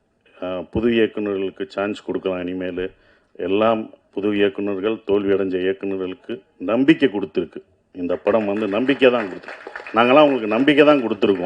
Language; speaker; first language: Tamil; native; Tamil